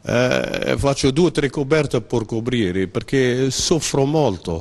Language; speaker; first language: Italian; non-native, learner; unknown